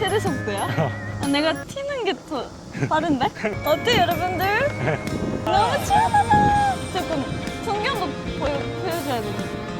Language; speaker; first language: Korean; non-native, learner; Japanese